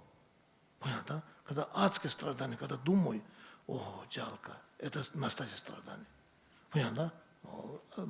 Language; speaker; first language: Russian; non-native, learner; Tibetan